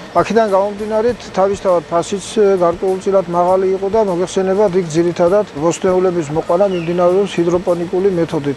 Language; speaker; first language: Georgian; native; Georgian